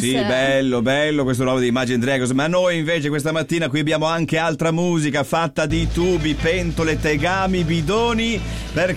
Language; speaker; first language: Italian; native; Italian